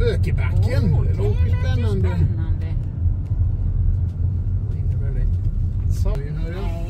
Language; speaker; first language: Swedish; native; Swedish